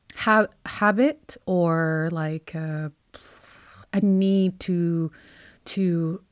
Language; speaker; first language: English; non-native, fluent; Arabic